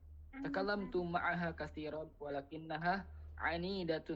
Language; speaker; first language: Arabic; non-native, learner; Indonesian